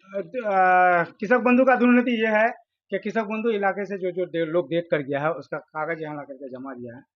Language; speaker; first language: Hindi; non-native, local second language; Bangla